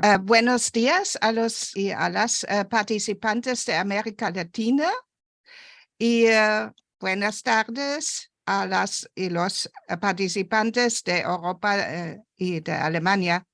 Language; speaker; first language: Spanish; non-native, fluent; German